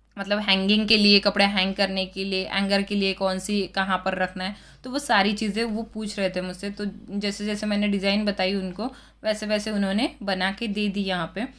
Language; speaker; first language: Hindi; non-native, local second language; Marathi